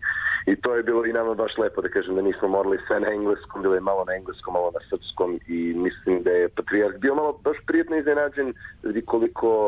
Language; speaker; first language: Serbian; early bilingual, heritage; Croatian